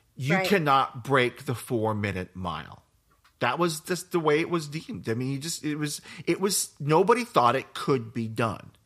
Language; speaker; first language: English; native; English